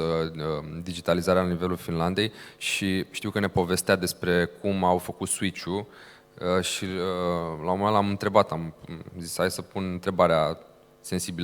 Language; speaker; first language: Romanian; native; Romanian